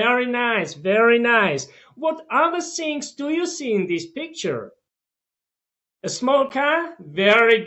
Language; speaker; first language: English; non-native, fluent; Tajik